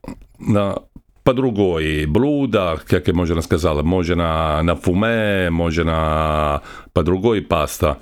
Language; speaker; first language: Russian; non-native, learner; Italian